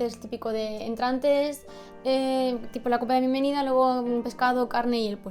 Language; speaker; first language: Spanish; native; Spanish